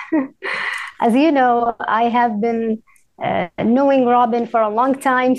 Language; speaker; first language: English; non-native, fluent; Arabic